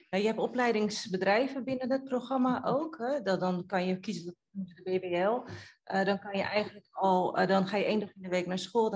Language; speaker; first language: Dutch; early bilingual, other home language; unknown